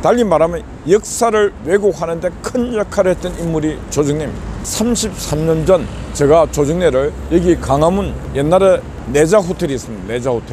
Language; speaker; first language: Korean; native; Korean